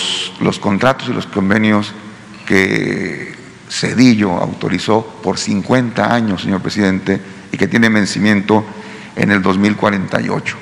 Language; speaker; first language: Spanish; native; Spanish